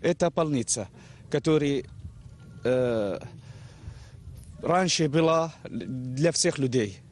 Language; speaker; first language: Russian; non-native, fluent; Arabic